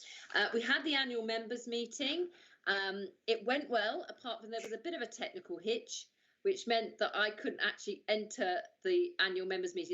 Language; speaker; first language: English; native; English